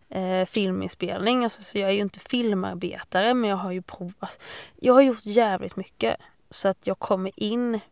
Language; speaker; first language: Swedish; native; Swedish